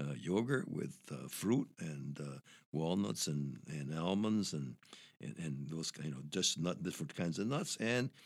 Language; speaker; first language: English; early bilingual, other home language; Spanish